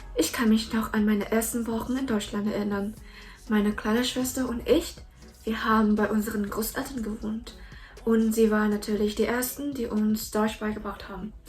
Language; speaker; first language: German; early bilingual, other home language; Vietnamese